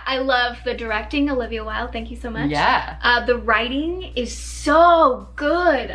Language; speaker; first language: English; native; English